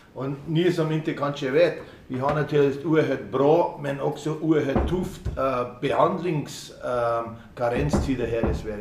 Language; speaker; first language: Swedish; non-native, fluent; German